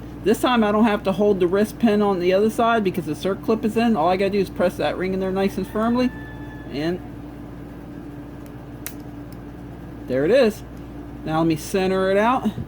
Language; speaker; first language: English; native; English